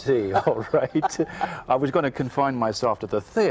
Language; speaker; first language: English; native; English